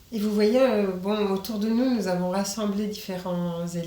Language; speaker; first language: French; native; French